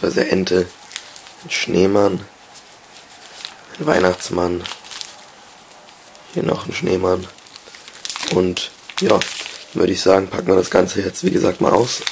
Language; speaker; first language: German; native; German